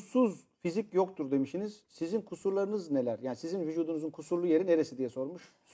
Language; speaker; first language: Turkish; native; Turkish